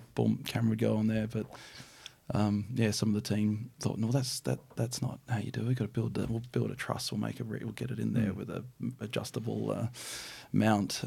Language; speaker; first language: English; native; English